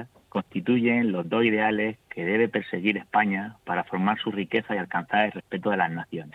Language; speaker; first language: Spanish; native; Spanish